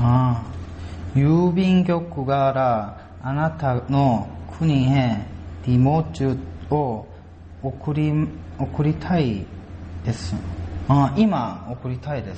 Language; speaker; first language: Japanese; non-native, learner; Korean